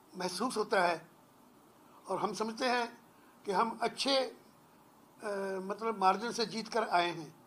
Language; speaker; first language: Hindi; non-native, local second language; Punjabi